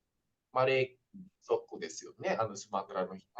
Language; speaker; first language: Japanese; non-native, fluent; Indonesian